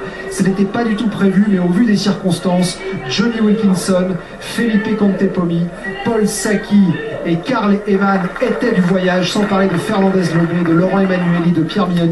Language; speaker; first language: French; native; French